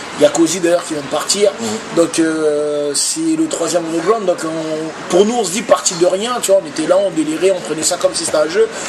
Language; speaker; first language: French; early bilingual, other home language; Lingala